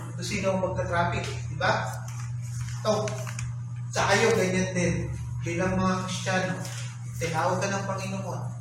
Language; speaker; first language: Filipino; native; Filipino